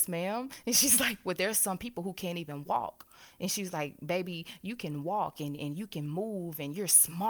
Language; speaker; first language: English; native; English